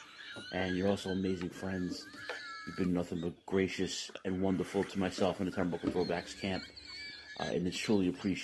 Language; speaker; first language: English; non-native, fluent; Finnish